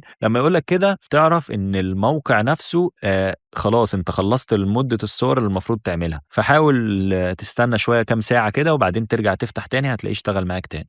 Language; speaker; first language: Arabic; native; Arabic